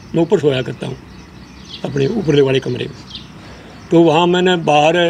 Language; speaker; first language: Hindi; native; Hindi